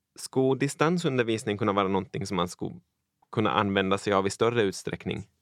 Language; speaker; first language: Swedish; native; Swedish